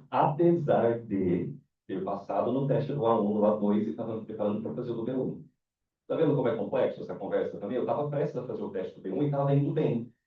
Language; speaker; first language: Portuguese; native; Portuguese